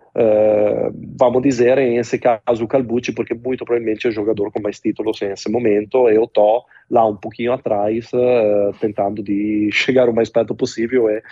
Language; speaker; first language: Portuguese; non-native, fluent; Italian